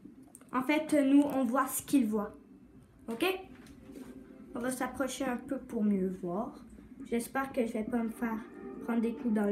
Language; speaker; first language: French; native; French